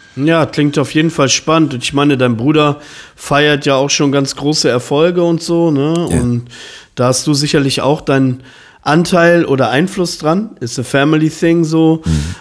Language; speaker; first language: German; native; German